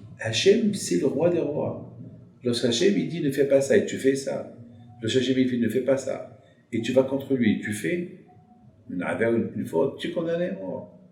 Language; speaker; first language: French; non-native, local second language; Arabic